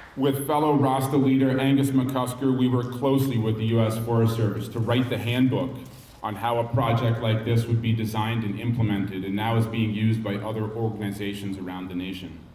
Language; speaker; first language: English; native; English